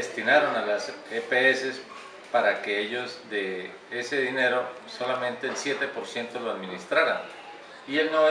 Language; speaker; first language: Spanish; native; Spanish